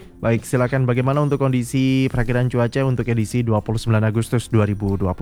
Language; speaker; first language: Indonesian; native; Indonesian